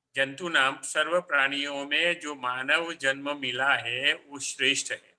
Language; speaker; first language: Hindi; non-native, local second language; Gujarati